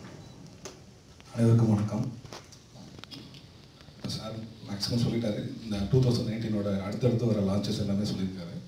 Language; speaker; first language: Tamil; native; Tamil